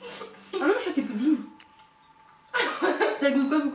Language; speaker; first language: French; native; French